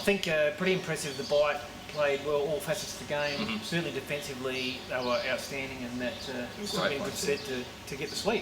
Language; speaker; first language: English; native; English